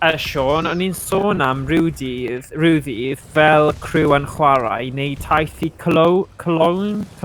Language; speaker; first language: Welsh; non-native, local second language; English